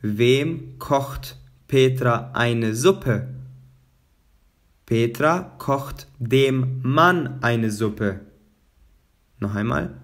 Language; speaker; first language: German; non-native, fluent; Albanian